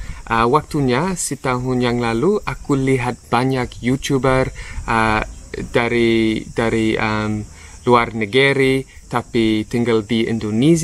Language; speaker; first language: Indonesian; non-native, learner; English